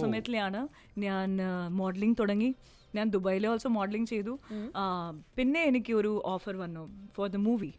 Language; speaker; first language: Malayalam; non-native, local second language; Hindi